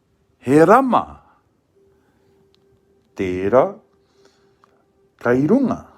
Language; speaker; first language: Māori; non-native, local second language; English